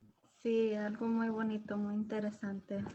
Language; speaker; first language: Spanish; early bilingual, heritage; Spanish